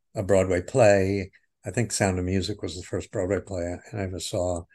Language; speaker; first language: English; native; English